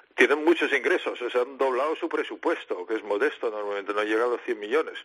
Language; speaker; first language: Spanish; non-native, fluent; Dutch